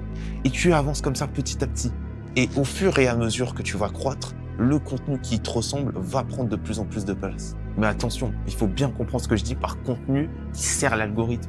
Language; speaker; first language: French; native; French